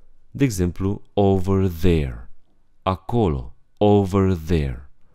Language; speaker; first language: English; non-native, fluent; Romanian